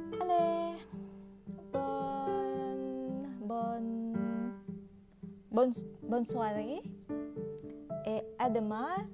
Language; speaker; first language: French; non-native, learner; Indonesian